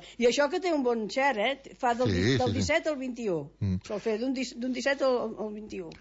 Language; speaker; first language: Catalan; native; Catalan